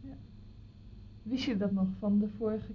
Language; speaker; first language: Dutch; native; Dutch